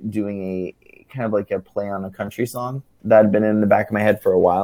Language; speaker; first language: English; native; English